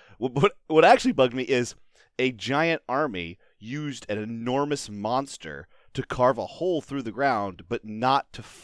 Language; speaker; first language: English; native; English